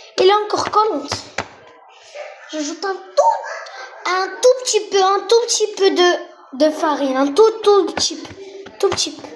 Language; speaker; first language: French; non-native, local second language; Arabic